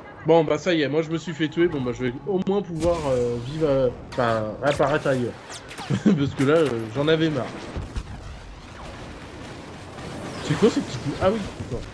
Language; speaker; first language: French; native; French